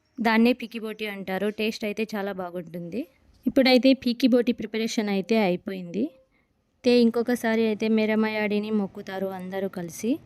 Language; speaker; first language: Telugu; non-native, local second language; Lambadi